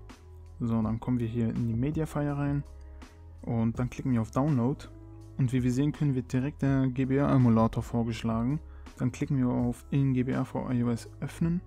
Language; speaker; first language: German; native; German